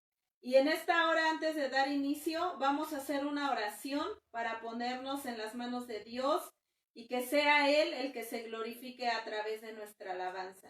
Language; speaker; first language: Spanish; native; Spanish